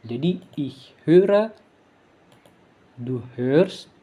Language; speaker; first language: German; non-native, learner; Indonesian